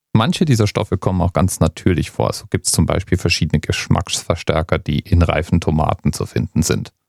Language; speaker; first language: German; native; German